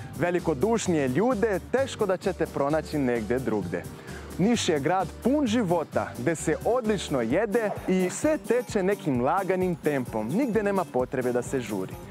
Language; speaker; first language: Serbian; non-native, fluent; Portuguese